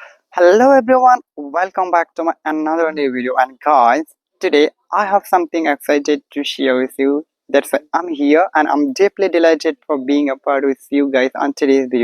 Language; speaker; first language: English; non-native, local second language; Bangla